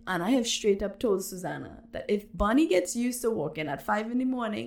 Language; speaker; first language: English; native; English